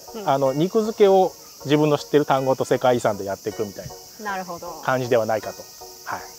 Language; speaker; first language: Japanese; native; Japanese